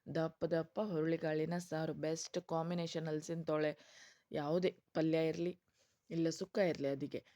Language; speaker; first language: Kannada; non-native, local second language; Tulu